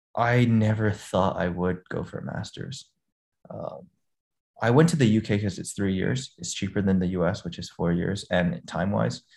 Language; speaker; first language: English; native; English